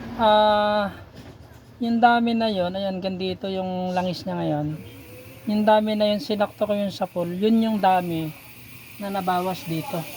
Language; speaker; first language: Filipino; native; Filipino